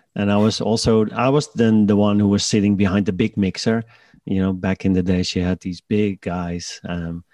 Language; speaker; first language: English; non-native, fluent; Dutch